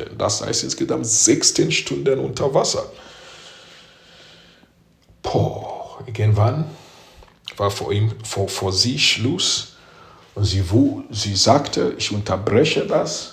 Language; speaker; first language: German; non-native, fluent; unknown